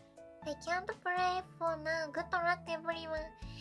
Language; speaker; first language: English; non-native, learner; Japanese